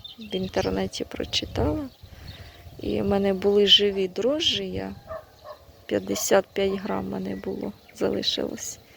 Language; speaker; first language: Ukrainian; native; Ukrainian